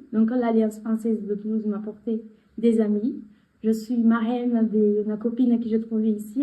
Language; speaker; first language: French; non-native, fluent; Portuguese